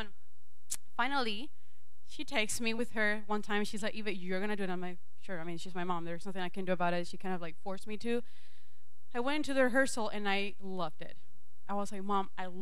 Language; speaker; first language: English; non-native, fluent; Spanish